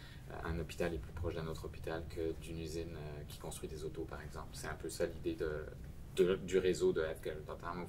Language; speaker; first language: French; native; French